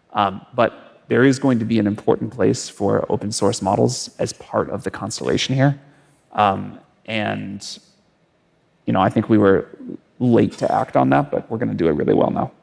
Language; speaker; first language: English; native; English